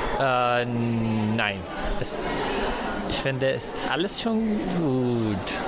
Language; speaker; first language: German; non-native, fluent; Arabic